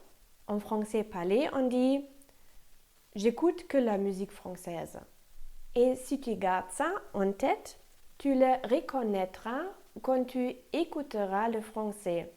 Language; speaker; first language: French; non-native, fluent; German